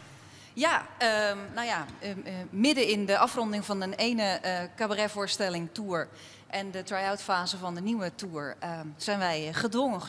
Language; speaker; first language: Dutch; native; Dutch